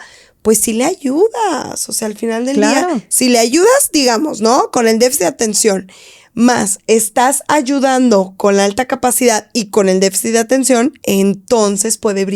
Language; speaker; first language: Spanish; native; Spanish